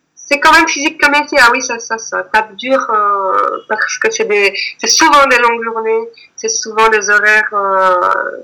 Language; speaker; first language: French; native; French